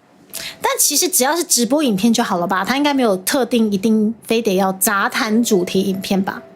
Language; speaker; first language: Chinese; native; Chinese